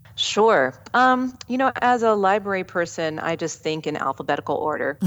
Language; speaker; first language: English; native; English